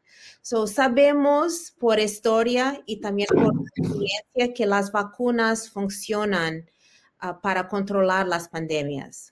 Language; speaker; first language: Spanish; early bilingual, heritage; Spanish